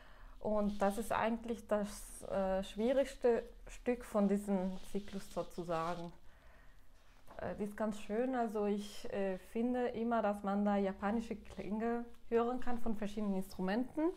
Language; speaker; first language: German; non-native, fluent; Spanish